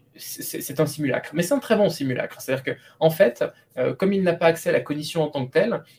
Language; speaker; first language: French; native; French